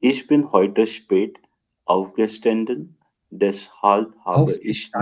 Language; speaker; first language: German; non-native, learner; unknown